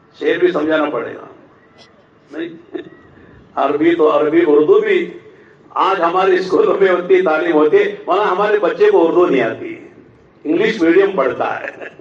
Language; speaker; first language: Urdu; native; Urdu